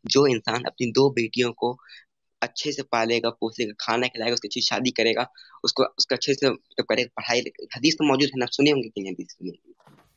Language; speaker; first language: Hindi; native; Hindi